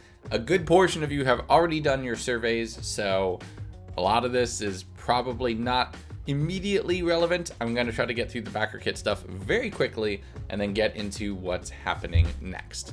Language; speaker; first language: English; native; English